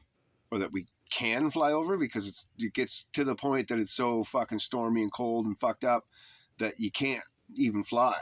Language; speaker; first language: English; native; English